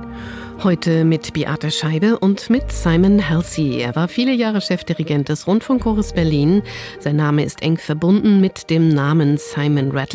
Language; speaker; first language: German; native; German